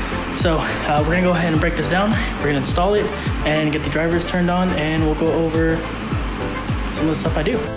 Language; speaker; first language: English; native; English